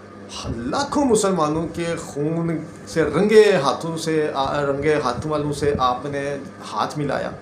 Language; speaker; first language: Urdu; non-native, local second language; Punjabi